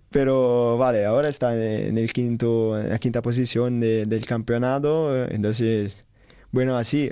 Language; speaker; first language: Spanish; non-native, learner; Italian